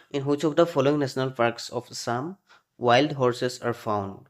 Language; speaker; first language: English; non-native, local second language; Assamese